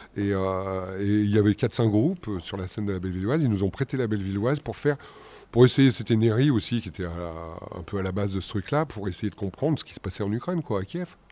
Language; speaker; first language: French; native; French